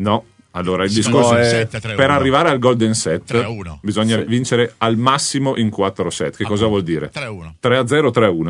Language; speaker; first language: Italian; native; Italian